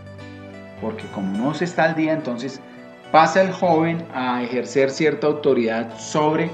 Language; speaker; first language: Spanish; native; Spanish